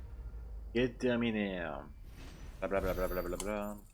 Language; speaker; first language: French; native; French